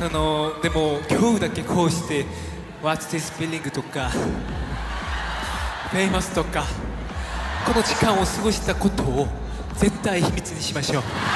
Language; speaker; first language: Japanese; non-native, fluent; Korean